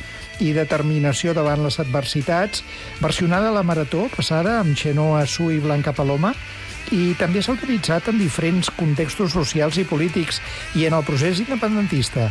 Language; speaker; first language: Catalan; native; Catalan